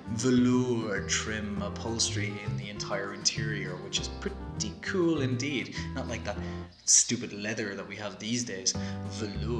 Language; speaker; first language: English; native; English